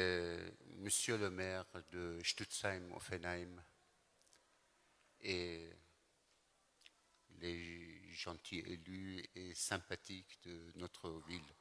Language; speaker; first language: French; non-native, fluent; Persian